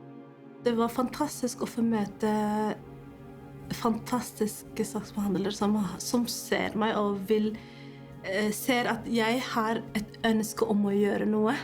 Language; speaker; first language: Norwegian; non-native, fluent; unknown